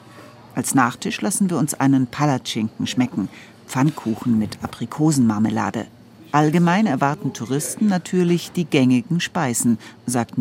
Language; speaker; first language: German; native; German